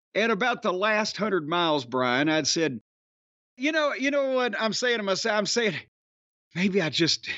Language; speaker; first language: English; native; English